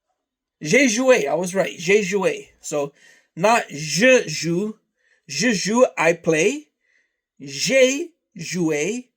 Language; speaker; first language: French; non-native, learner; English